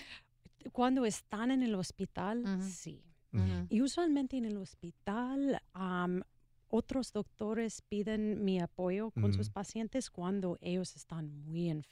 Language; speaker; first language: Spanish; non-native, learner; English